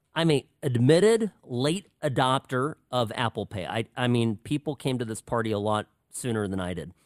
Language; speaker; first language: English; early bilingual, other home language; Czech